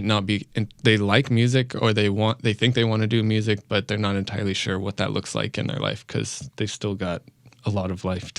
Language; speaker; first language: English; native; English